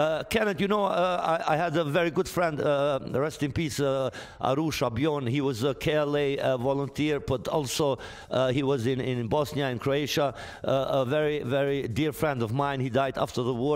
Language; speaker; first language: English; non-native, fluent; Albanian